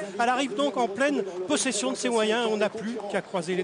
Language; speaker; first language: French; native; French